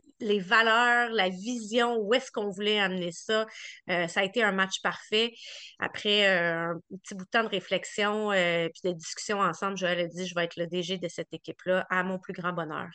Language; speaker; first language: French; native; French